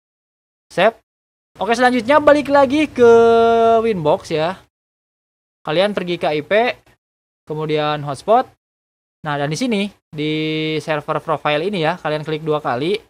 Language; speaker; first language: Indonesian; native; Indonesian